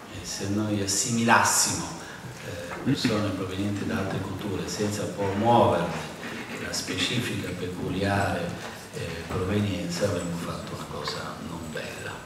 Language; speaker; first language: Italian; native; Italian